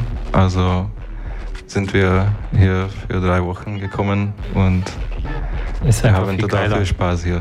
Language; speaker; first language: German; non-native, fluent; Czech